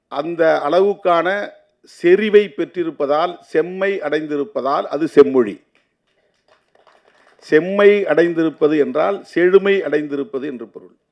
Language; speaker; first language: Tamil; native; Tamil